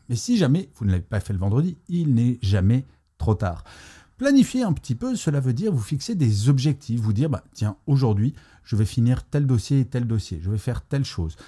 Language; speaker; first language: French; native; French